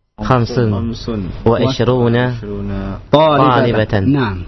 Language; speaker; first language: Arabic; non-native, learner; Indonesian